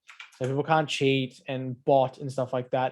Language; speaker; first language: English; native; English